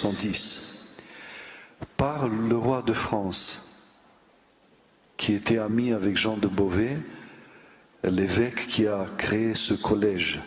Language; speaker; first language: French; non-native, fluent; Romanian